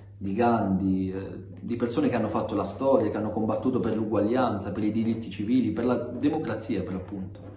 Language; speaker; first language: Italian; early bilingual, other home language; Arabic